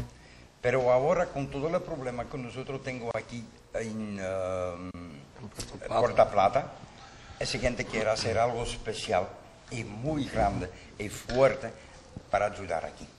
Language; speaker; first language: Spanish; non-native, learner; Dutch